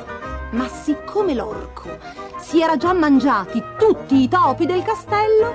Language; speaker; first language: Italian; native; Italian